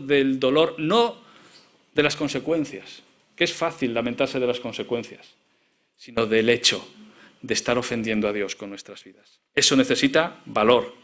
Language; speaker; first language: Spanish; native; Spanish